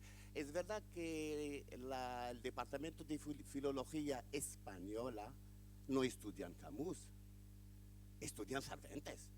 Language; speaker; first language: Spanish; non-native, fluent; Arabic